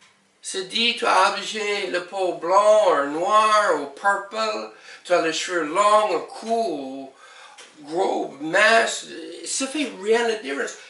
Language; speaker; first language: French; non-native, learner; English